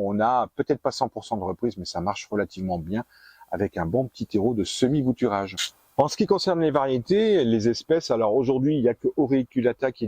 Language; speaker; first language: French; native; French